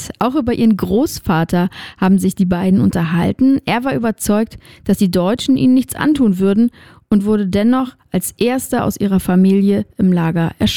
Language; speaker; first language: German; native; German